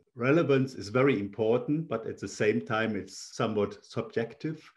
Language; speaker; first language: English; non-native, fluent; German